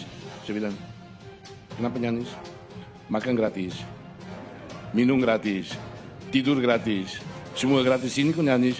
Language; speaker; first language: Indonesian; non-native, fluent; Tetum